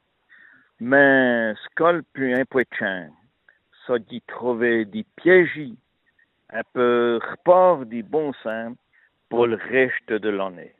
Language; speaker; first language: French; native; French